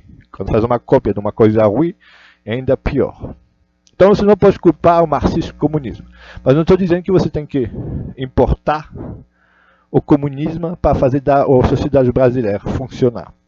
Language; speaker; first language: Portuguese; non-native, learner; Russian